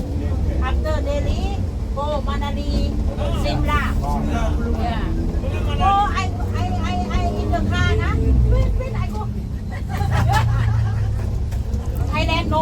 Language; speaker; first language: English; non-native, learner; Thai